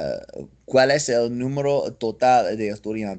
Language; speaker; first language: Spanish; non-native, learner; English